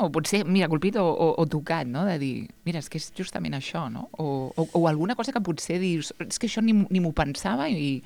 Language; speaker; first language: Catalan; native; Catalan